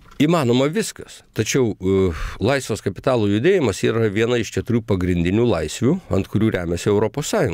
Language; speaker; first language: Lithuanian; native; Lithuanian